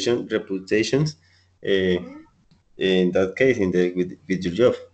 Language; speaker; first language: English; non-native, learner; Spanish